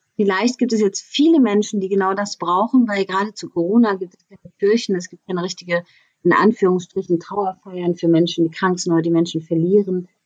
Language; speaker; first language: German; native; German